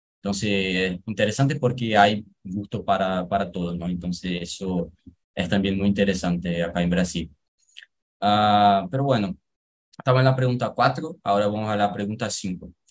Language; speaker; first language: Spanish; non-native, fluent; Portuguese